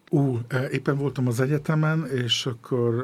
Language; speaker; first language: Hungarian; early bilingual, heritage; Hungarian